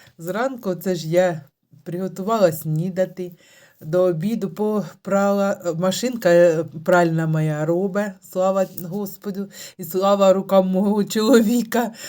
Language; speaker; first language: Ukrainian; native; Ukrainian